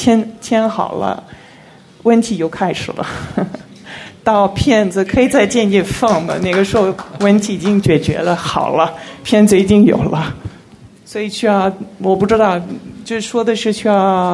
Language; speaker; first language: Chinese; non-native, fluent; Italian